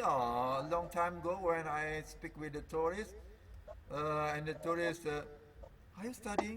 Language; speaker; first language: English; non-native, learner; Sasak